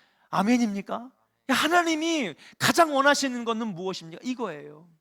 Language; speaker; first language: Korean; native; Korean